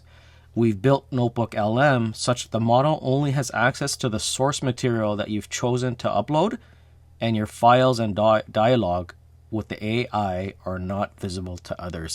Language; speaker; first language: English; native; English